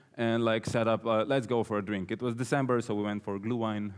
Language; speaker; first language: English; non-native, fluent; Slovenian